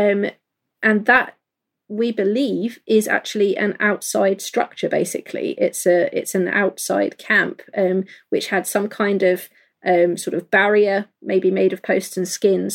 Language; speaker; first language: English; native; English